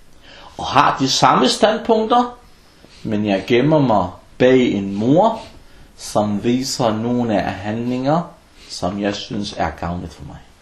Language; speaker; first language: Danish; non-native, fluent; Arabic